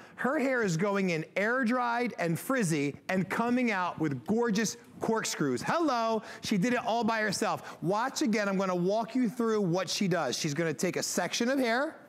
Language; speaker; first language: English; native; English